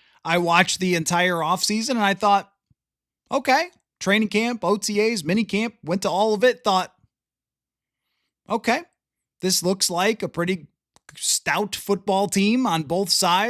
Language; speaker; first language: English; native; English